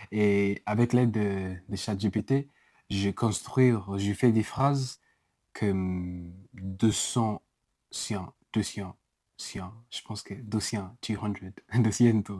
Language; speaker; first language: French; non-native, learner; English